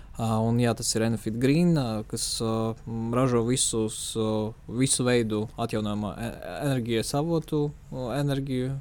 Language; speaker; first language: Latvian; non-native, local second language; Russian